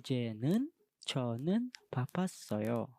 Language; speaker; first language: Korean; non-native, fluent; Indonesian